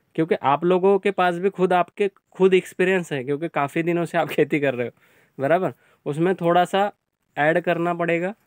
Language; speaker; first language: Hindi; native; Hindi